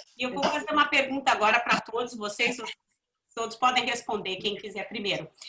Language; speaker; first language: Portuguese; native; Portuguese